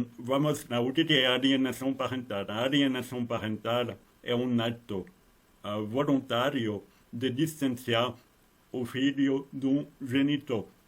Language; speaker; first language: Portuguese; non-native, fluent; French